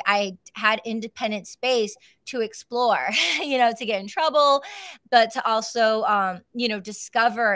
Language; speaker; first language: English; native; English